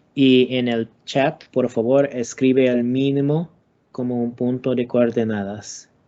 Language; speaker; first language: Spanish; non-native, learner; English